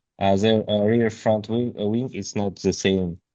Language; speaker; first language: English; non-native, learner; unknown